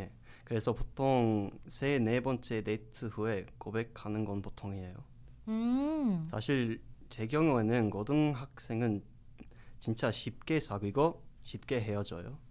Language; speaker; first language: Korean; non-native, learner; English